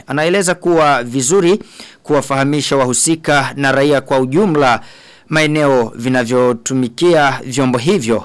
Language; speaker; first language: Swahili; non-native, local second language; Rundi